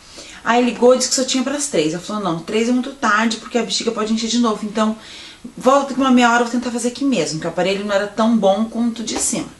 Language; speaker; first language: Portuguese; native; Portuguese